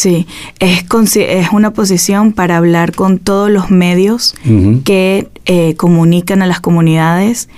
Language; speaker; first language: Portuguese; non-native, learner; Spanish